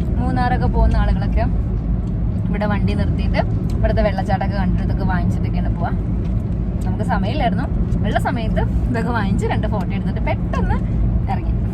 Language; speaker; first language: Malayalam; native; Malayalam